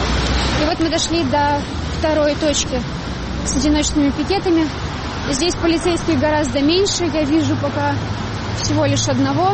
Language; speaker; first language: Russian; native; Russian